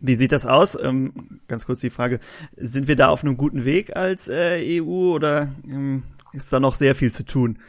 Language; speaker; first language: German; native; German